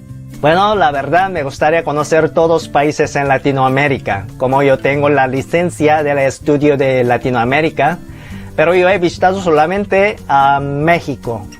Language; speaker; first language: Spanish; non-native, fluent; Korean